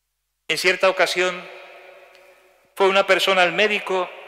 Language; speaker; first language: Spanish; native; Spanish